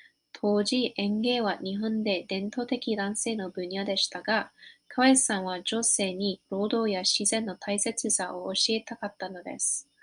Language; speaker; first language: Japanese; non-native, learner; English